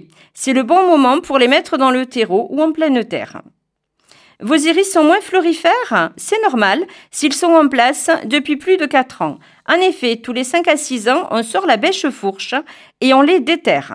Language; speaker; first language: French; native; French